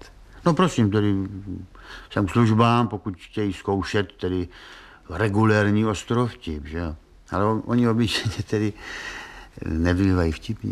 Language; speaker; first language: Czech; native; Czech